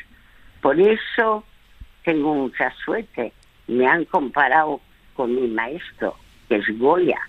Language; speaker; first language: Spanish; early bilingual, other home language; French